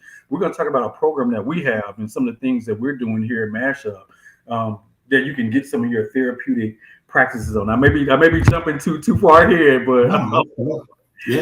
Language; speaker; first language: English; native; English